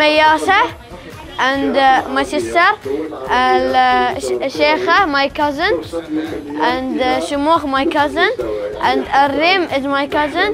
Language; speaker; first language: English; non-native, learner; Arabic